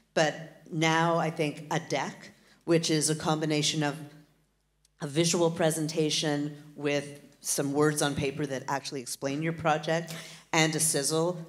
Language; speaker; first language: English; native; English